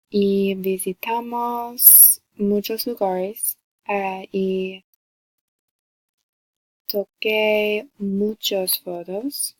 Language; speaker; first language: Spanish; non-native, learner; English